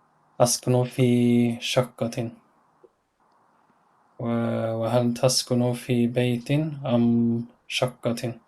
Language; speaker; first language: Arabic; non-native, learner; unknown